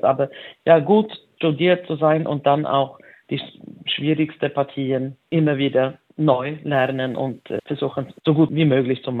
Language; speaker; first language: German; non-native, fluent; Swedish